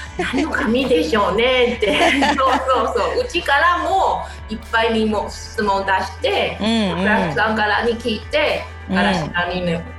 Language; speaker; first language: Japanese; non-native, fluent; Chinese